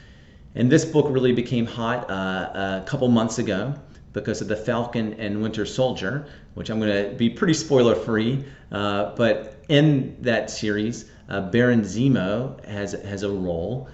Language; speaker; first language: English; native; English